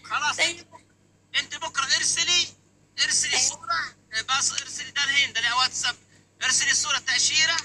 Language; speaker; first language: Arabic; native; Arabic